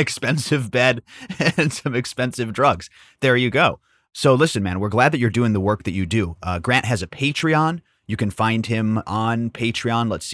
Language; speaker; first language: English; native; English